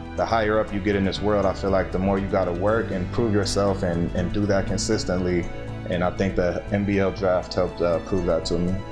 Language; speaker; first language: English; native; English